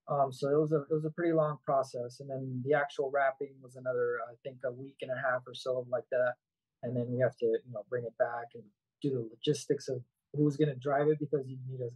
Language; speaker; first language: English; native; English